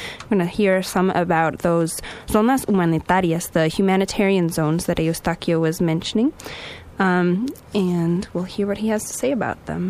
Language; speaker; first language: English; native; English